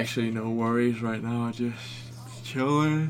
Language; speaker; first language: English; non-native, fluent; Danish